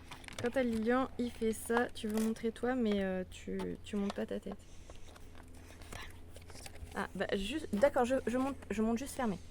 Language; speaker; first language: French; native; French